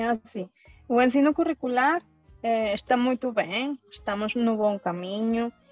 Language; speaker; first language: Portuguese; early bilingual, heritage; Spanish